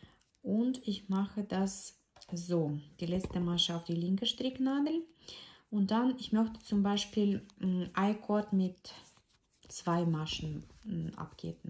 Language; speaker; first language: German; non-native, fluent; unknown